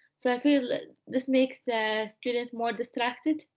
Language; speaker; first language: English; non-native, fluent; Arabic